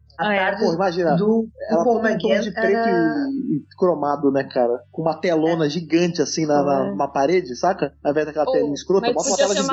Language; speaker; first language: Portuguese; native; Portuguese